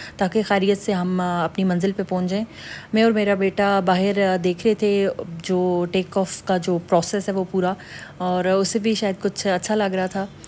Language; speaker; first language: Urdu; native; Urdu